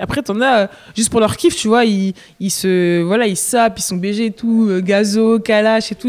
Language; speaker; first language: French; native; French